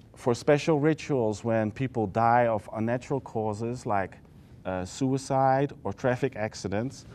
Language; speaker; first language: English; non-native, fluent; Dutch